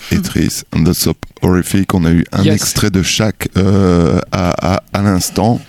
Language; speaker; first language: French; native; French